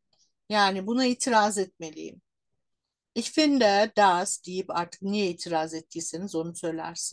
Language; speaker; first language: Turkish; native; Turkish